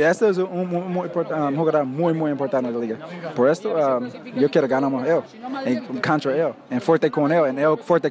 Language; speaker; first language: Spanish; non-native, learner; English